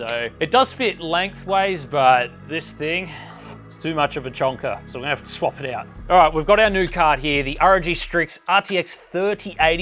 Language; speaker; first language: English; native; English